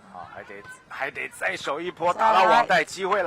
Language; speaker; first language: Chinese; native; Chinese